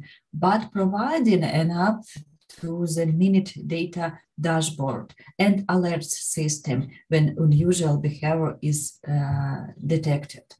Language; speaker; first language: English; non-native, learner; Ukrainian